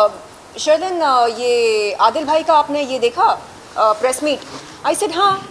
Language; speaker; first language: Hindi; native; Hindi